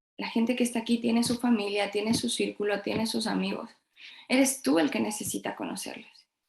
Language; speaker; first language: Spanish; early bilingual, heritage; Spanish